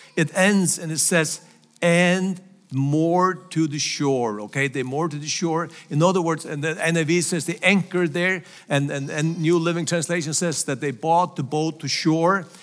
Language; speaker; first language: English; non-native, fluent; Faroese